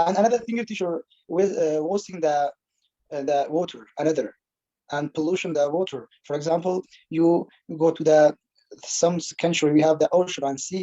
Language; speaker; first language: English; non-native, learner; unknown